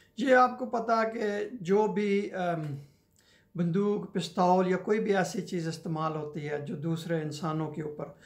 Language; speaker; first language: Urdu; non-native, local second language; Punjabi